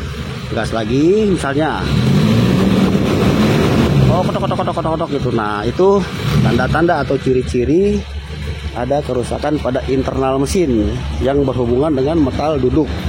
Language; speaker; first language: Indonesian; native; Indonesian